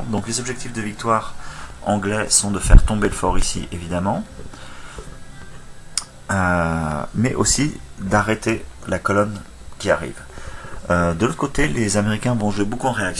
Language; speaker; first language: French; native; French